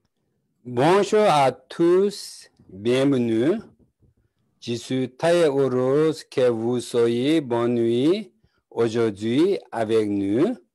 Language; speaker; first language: French; non-native, learner; Tibetan